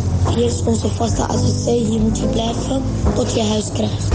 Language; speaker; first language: Dutch; early bilingual, other home language; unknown